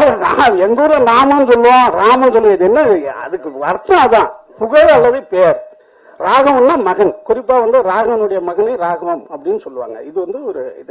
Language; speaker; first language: Tamil; native; Tamil